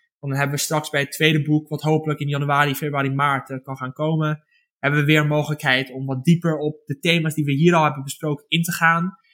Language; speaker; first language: Dutch; native; Dutch